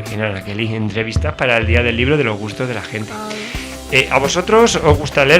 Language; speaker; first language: Spanish; native; Spanish